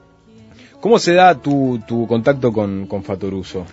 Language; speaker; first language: Spanish; native; Spanish